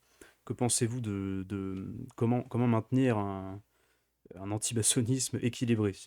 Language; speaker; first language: French; native; French